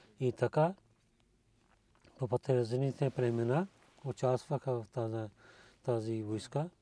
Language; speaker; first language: Bulgarian; non-native, learner; Urdu